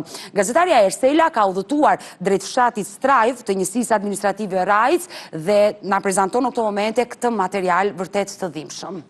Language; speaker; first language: Albanian; native; Albanian